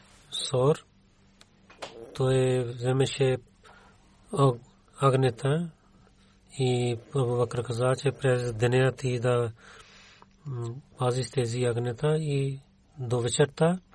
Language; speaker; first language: Bulgarian; non-native, learner; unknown